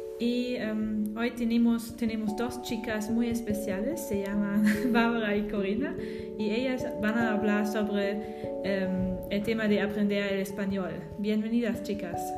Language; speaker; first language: Spanish; non-native, learner; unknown